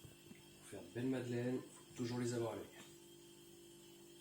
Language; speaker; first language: French; native; French